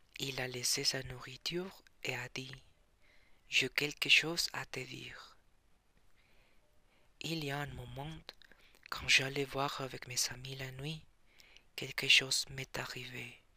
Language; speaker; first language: French; non-native, learner; Spanish